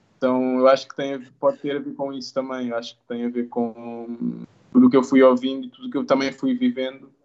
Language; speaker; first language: Portuguese; native; Portuguese